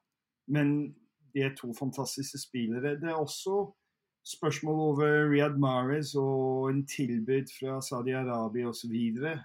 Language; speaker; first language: Norwegian; non-native, fluent; English